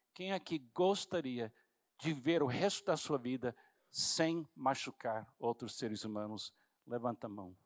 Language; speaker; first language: Portuguese; non-native, fluent; English